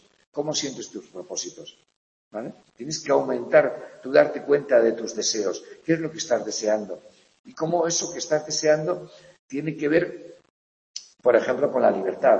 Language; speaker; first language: Spanish; native; Spanish